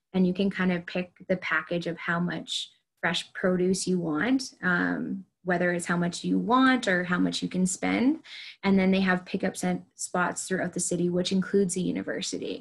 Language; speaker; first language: English; native; English